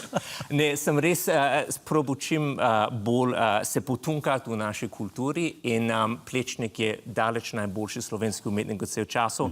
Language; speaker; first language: Slovenian; non-native, fluent; English